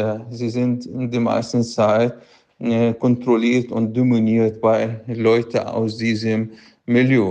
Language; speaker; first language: German; non-native, fluent; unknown